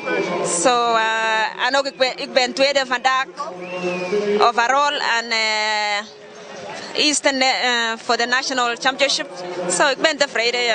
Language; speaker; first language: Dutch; non-native, learner; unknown